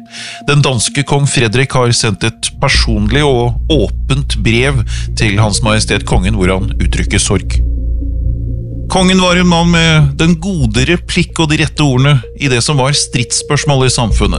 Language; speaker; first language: Norwegian; native; Norwegian